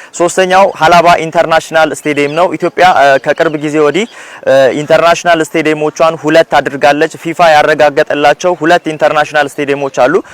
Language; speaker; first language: Amharic; non-native, local second language; Wolaytta